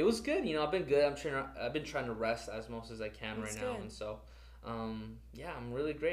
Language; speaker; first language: English; early bilingual, other home language; Spanish